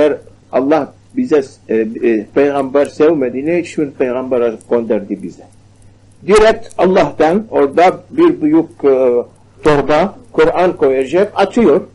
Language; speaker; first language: Turkish; non-native, learner; Arabic